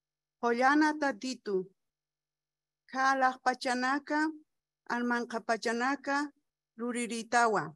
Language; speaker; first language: English; non-native, fluent; Spanish